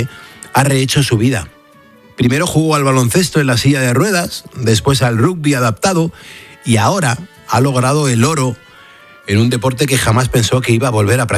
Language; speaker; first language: Spanish; native; Spanish